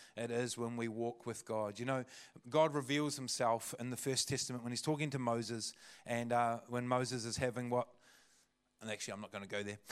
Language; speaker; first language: English; native; English